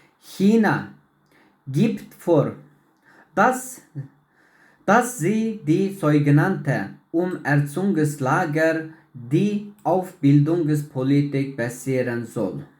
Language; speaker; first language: German; non-native, learner; Uyghur